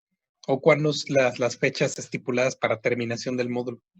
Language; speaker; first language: Spanish; native; Spanish